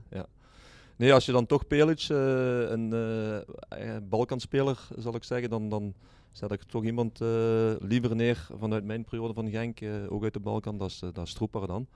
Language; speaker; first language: Dutch; native; Dutch